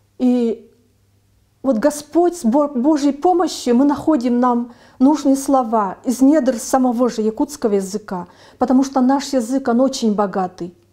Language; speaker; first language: Russian; non-native, local second language; Yakut